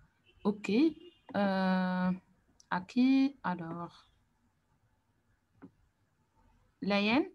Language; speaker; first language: French; non-native, fluent; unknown